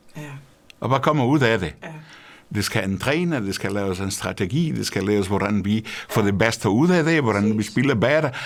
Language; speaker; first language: Danish; non-native, fluent; Portuguese